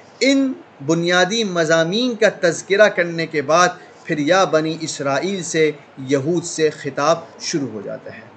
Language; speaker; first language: Urdu; native; Urdu